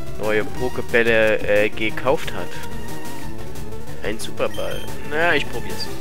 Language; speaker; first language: German; native; German